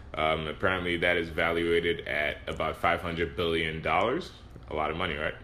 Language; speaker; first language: English; non-native, local second language; Yoruba